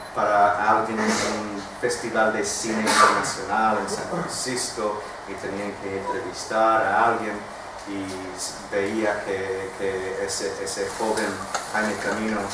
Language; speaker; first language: Spanish; non-native, fluent; English